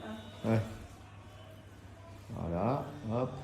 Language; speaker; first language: French; native; French